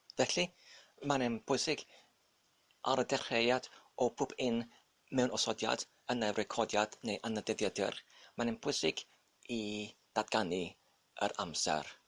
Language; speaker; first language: Welsh; non-native, local second language; English